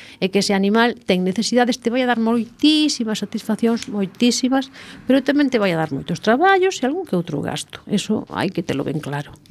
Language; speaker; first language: Galician; non-native, local second language; Spanish